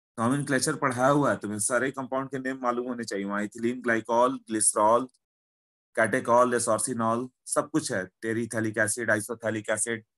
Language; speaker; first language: Hindi; native; Hindi